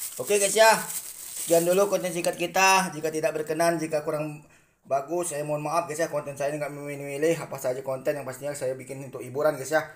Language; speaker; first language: Indonesian; non-native, local second language; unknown